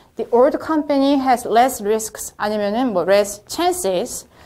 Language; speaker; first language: English; non-native, fluent; Korean